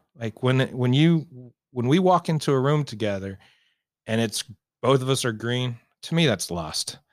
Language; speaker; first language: English; native; English